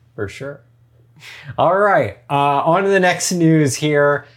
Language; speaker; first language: English; native; English